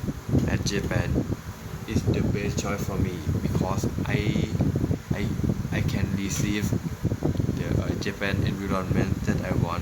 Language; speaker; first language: English; non-native, learner; Thai